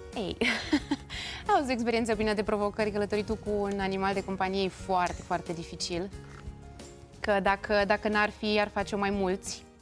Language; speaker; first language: Romanian; native; Romanian